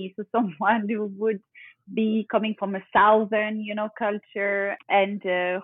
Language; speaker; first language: English; non-native, fluent; French